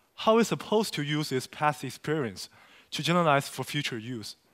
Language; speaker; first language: English; non-native, fluent; Chinese